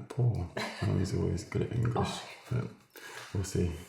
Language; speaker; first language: English; native; English